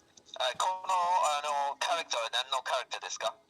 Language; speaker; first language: Japanese; non-native, learner; English